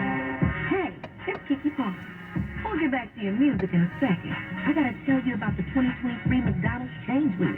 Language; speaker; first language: English; native; English